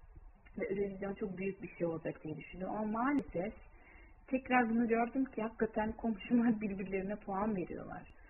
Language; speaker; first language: Turkish; early bilingual, heritage; Turkish